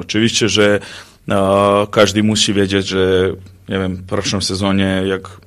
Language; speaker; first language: Polish; non-native, learner; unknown